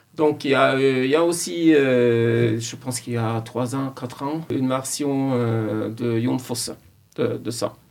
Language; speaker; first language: French; non-native, fluent; Norwegian